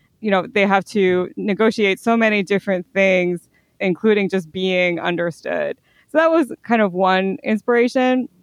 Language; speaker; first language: English; native; English